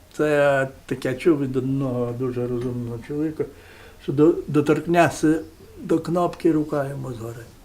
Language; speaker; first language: Ukrainian; native; Ukrainian